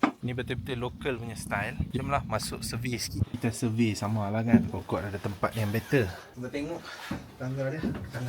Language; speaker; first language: Malay; native; Malay